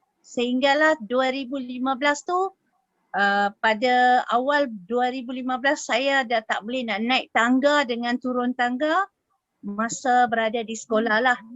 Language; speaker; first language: Malay; native; Malay